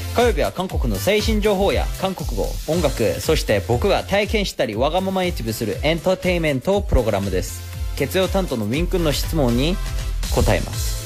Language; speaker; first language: Japanese; non-native, fluent; Korean